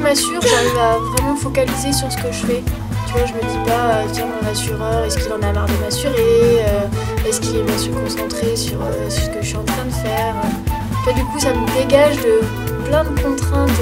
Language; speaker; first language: French; native; French